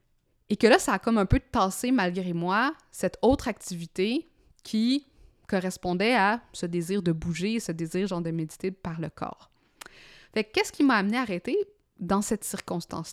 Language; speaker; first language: French; native; French